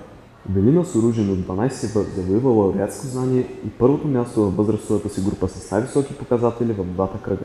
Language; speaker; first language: Bulgarian; native; Bulgarian